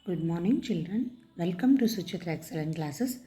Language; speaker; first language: English; non-native, local second language; Kannada